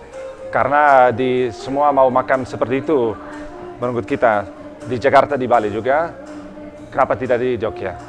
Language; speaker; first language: Indonesian; non-native, learner; Dutch